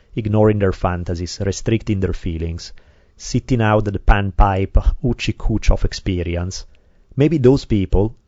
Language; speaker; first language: English; non-native, fluent; Italian